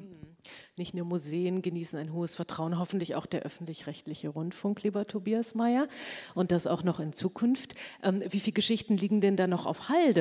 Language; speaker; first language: German; native; German